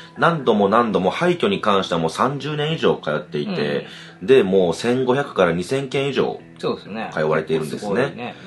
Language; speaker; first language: Japanese; native; Japanese